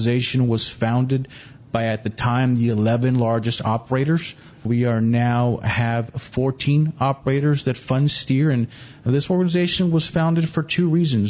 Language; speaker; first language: English; native; English